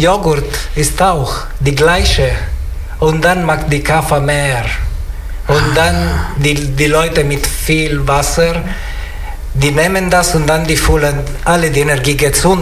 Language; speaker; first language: German; non-native, learner; Italian